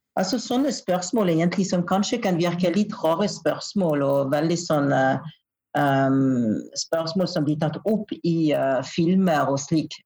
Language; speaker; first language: Norwegian; non-native, fluent; French